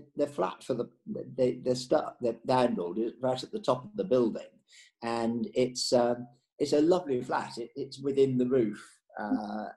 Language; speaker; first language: English; native; English